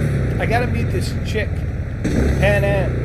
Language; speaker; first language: English; native; English